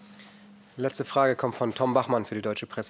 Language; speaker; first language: German; native; German